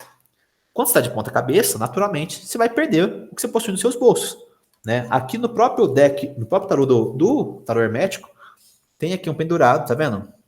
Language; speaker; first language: Portuguese; native; Portuguese